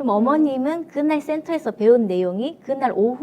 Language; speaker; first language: Korean; native; Korean